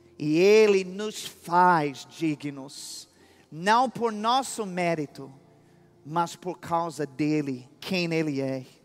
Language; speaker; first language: Portuguese; non-native, fluent; English